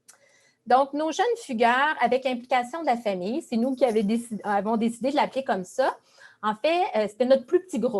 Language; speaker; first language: French; native; French